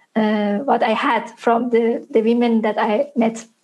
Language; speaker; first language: English; non-native, fluent; Persian